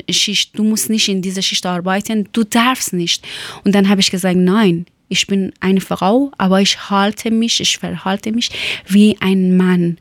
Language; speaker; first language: German; non-native, learner; Persian